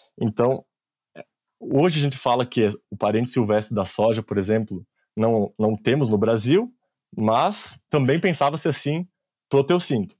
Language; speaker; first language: Portuguese; native; Portuguese